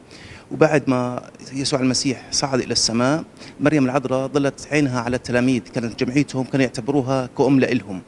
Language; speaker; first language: Arabic; native; Arabic